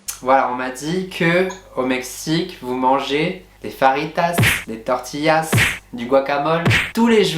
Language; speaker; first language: French; native; French